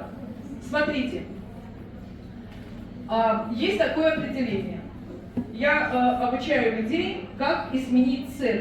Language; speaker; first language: Russian; native; Russian